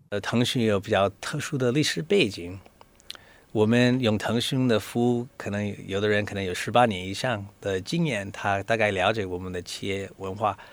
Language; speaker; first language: Chinese; non-native, fluent; English